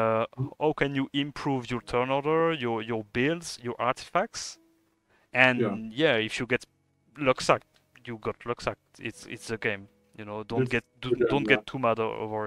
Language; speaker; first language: English; non-native, fluent; French